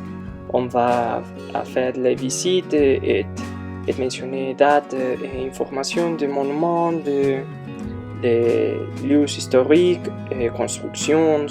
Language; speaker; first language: French; non-native, learner; Spanish